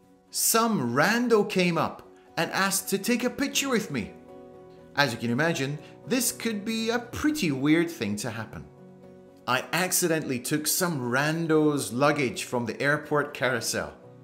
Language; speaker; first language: English; native; English